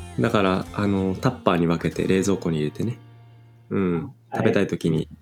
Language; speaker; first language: Japanese; native; Japanese